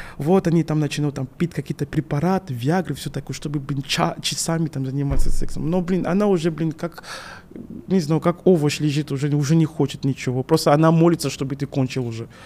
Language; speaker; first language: Russian; non-native, fluent; French